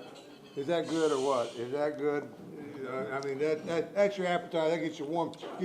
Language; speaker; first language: English; native; English